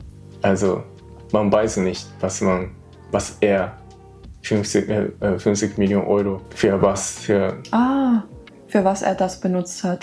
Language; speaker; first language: German; non-native, learner; Japanese